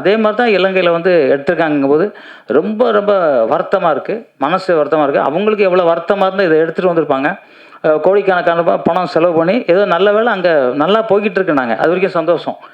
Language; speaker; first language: Tamil; native; Tamil